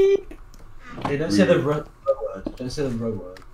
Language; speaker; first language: English; native; English